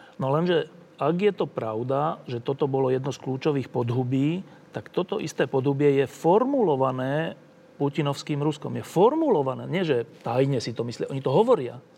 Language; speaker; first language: Slovak; native; Slovak